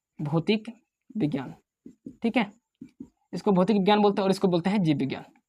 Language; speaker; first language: Hindi; native; Hindi